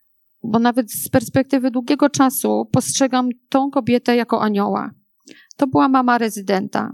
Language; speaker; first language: Polish; native; Polish